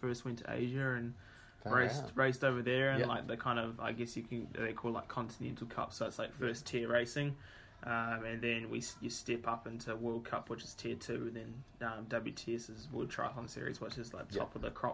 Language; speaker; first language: English; native; English